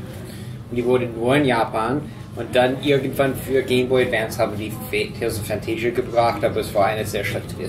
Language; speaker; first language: German; non-native, fluent; English